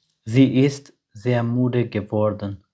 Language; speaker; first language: German; non-native, fluent; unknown